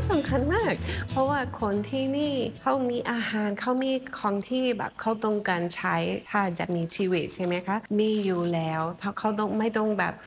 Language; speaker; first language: Thai; non-native, fluent; English